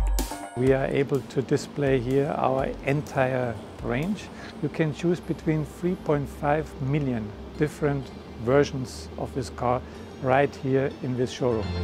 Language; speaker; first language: English; non-native, fluent; German